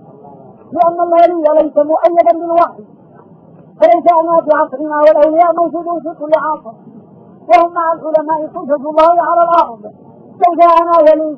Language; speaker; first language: Arabic; native; Arabic